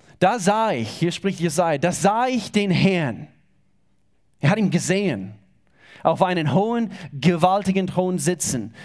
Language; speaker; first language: German; non-native, fluent; English